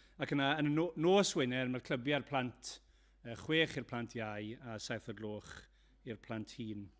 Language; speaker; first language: Welsh; native; Welsh